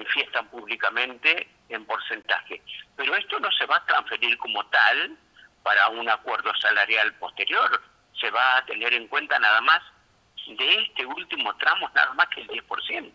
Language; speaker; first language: Spanish; native; Spanish